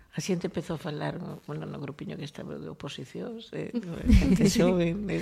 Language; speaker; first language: Galician; non-native, local second language; Spanish